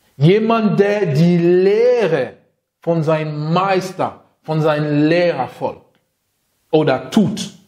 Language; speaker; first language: German; non-native, fluent; French